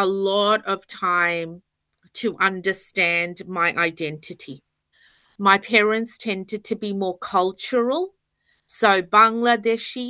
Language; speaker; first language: English; native; English